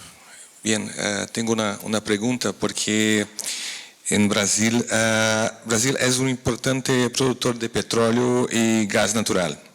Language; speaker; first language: Spanish; non-native, fluent; Portuguese